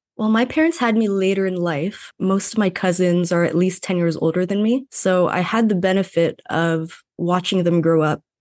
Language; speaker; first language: English; non-native, fluent; Filipino